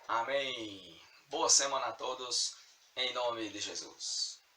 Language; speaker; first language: Portuguese; native; Portuguese